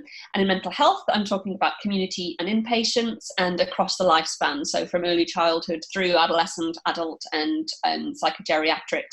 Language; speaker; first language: English; native; English